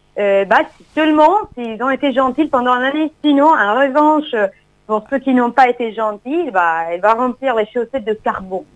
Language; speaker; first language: French; non-native, fluent; Italian